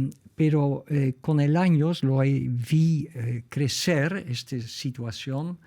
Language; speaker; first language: Spanish; non-native, fluent; Dutch